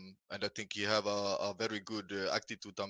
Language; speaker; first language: English; non-native, fluent; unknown